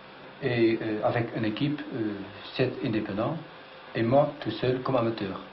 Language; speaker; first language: French; non-native, fluent; Dutch